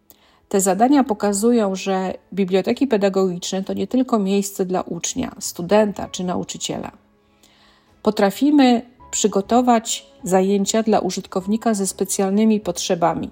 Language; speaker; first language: Polish; native; Polish